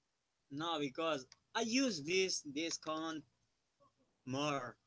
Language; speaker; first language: English; non-native, learner; Spanish